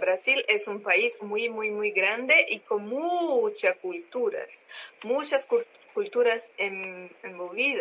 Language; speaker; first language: Spanish; non-native, learner; Portuguese